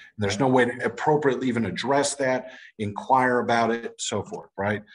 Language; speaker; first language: English; native; English